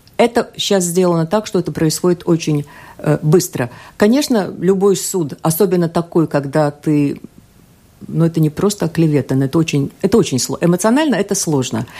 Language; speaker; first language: Russian; non-native, local second language; Latvian